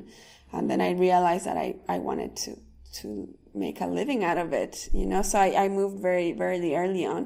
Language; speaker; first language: English; non-native, fluent; Spanish